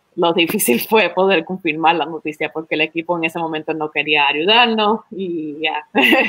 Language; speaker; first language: Spanish; early bilingual, heritage; Spanish